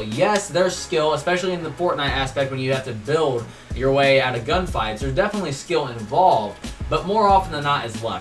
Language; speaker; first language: English; native; English